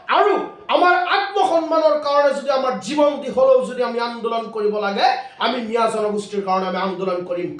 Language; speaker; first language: Assamese; non-native, local second language; Bangla